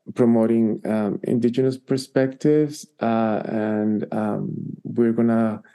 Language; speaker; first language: English; non-native, fluent; Spanish